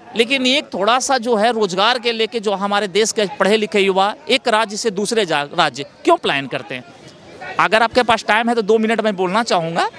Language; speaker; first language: Hindi; native; Hindi